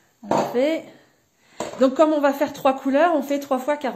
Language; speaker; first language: French; native; French